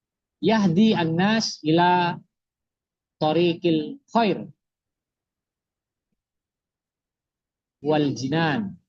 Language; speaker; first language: Arabic; non-native, fluent; Indonesian